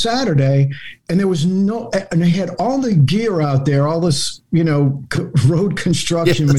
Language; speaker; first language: English; native; English